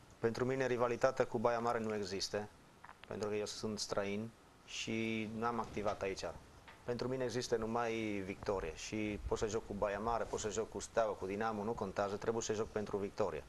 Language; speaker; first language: Romanian; non-native, fluent; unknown